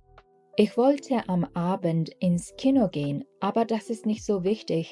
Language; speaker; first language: German; non-native, fluent; Mongolian